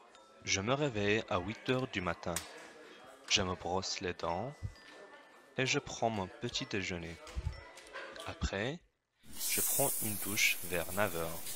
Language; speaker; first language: French; non-native, learner; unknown